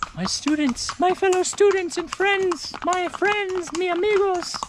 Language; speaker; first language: English; native; English